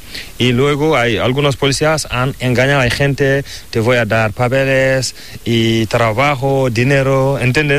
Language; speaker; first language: Spanish; non-native, learner; Fula